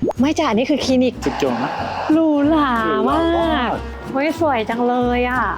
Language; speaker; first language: Thai; native; Thai